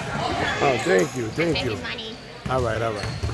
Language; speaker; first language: English; native; English